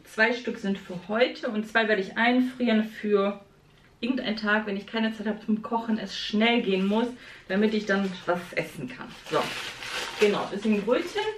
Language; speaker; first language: German; early bilingual, other home language; Polish